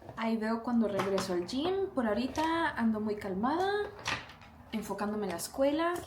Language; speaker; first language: Spanish; early bilingual, heritage; Spanish